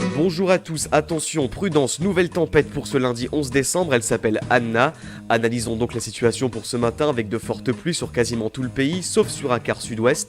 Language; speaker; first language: French; native; French